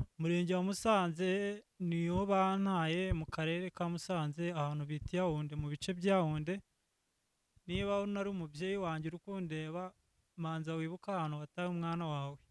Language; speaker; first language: Kinyarwanda; native; Kinyarwanda